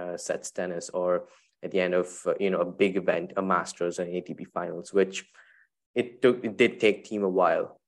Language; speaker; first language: English; non-native, local second language; Tamil